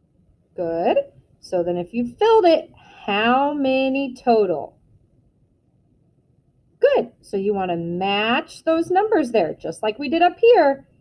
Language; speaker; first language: English; native; English